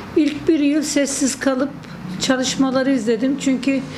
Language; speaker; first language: Turkish; native; Turkish